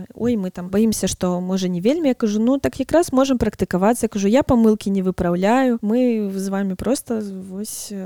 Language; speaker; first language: Belarusian; non-native, local second language; Russian